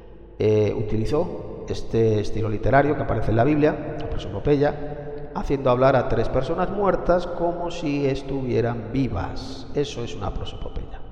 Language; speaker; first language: Spanish; native; Spanish